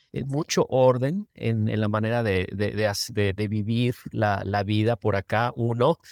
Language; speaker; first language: Spanish; native; Spanish